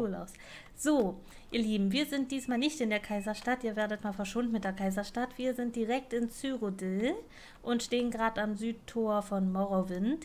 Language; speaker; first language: German; native; German